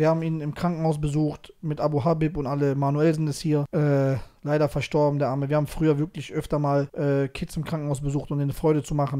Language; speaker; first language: German; native; German